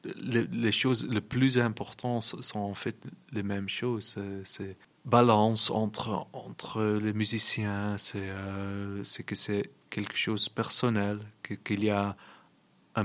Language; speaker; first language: French; non-native, local second language; Dutch